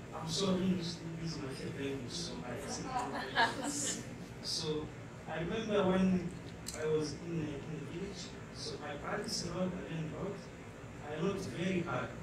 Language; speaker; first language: English; non-native, fluent; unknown